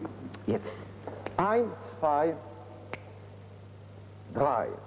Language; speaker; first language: German; non-native, fluent; French